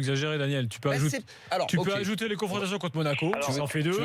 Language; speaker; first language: French; native; French